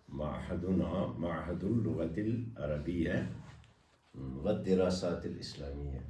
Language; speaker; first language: Arabic; non-native, fluent; Kashmiri